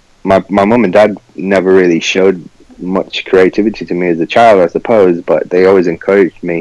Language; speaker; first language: English; native; English